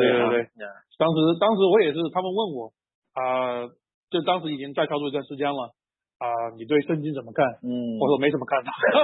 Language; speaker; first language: Chinese; native; Chinese